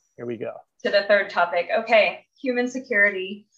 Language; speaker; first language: English; native; English